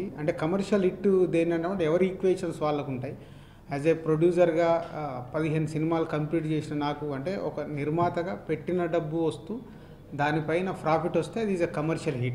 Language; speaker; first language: Telugu; native; Telugu